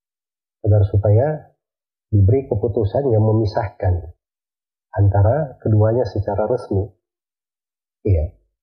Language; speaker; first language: Indonesian; native; Indonesian